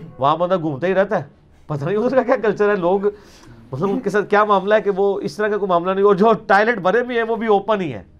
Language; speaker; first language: Urdu; non-native, local second language; Punjabi